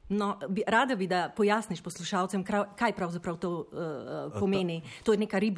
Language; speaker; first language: Slovenian; native; Slovenian